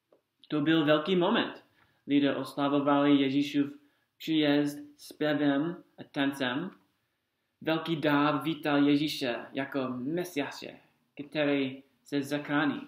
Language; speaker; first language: Czech; non-native, fluent; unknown